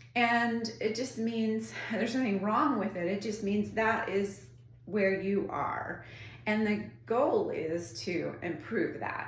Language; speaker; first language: English; native; English